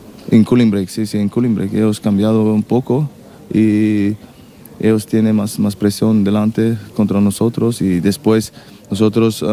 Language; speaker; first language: Spanish; non-native, learner; German